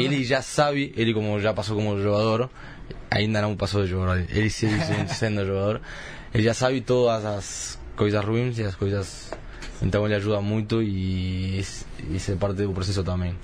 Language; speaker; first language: Portuguese; early bilingual, heritage; Spanish